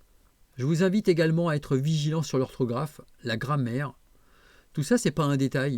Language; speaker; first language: French; native; French